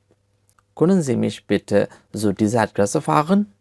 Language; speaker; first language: German; non-native, fluent; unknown